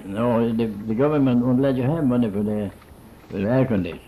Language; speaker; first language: English; non-native, fluent; Swedish